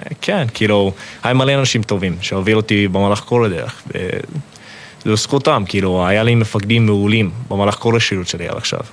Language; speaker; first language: Hebrew; non-native, fluent; English